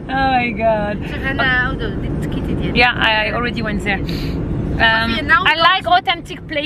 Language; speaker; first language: English; non-native, learner; French